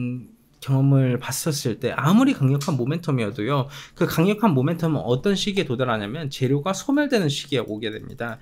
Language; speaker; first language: Korean; native; Korean